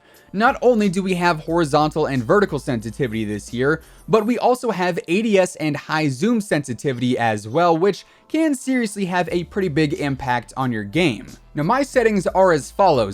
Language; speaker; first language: English; native; English